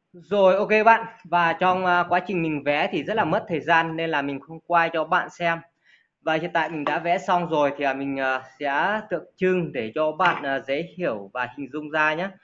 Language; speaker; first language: Vietnamese; native; Vietnamese